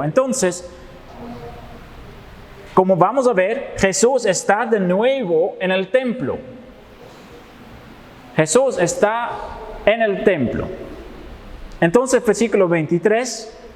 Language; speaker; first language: Spanish; non-native, fluent; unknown